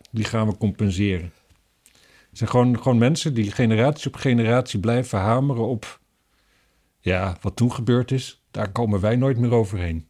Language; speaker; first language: Dutch; native; Dutch